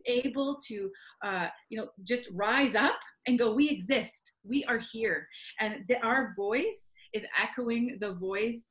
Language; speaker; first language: English; native; English